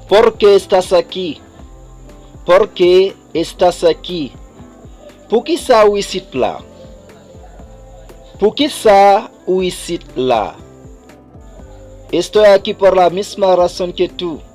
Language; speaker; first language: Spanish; non-native, fluent; Haitian Creole